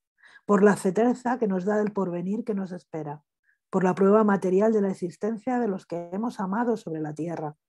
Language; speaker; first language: Spanish; native; Spanish